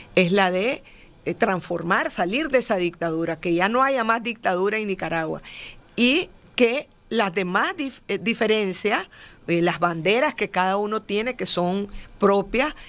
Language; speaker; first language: Spanish; native; Spanish